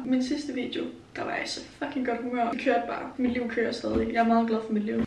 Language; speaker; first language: Danish; native; Danish